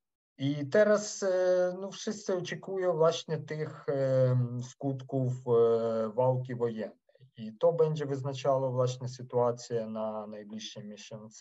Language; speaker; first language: Polish; non-native, fluent; Ukrainian